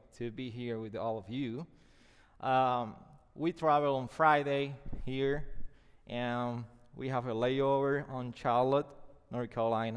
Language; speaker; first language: English; non-native, fluent; Spanish